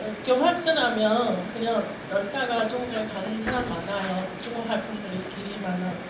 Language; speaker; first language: Korean; non-native, fluent; Chinese